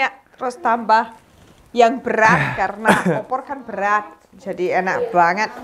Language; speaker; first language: Indonesian; non-native, fluent; German